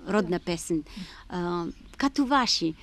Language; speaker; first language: Bulgarian; non-native, learner; Arabic